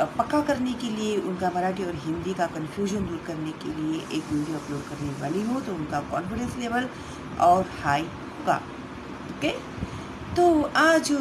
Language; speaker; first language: Hindi; non-native, local second language; Marathi